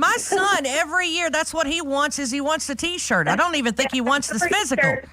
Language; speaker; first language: English; native; English